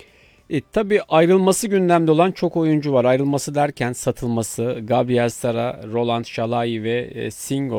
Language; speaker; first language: Turkish; native; Turkish